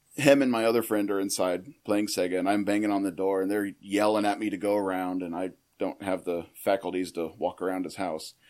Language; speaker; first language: English; native; English